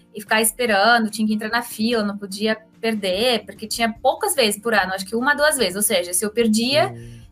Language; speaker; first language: Portuguese; non-native, fluent; Russian